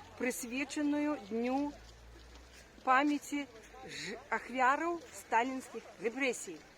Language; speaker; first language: Belarusian; non-native, local second language; Russian